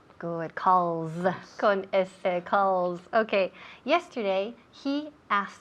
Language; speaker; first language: English; non-native, fluent; Spanish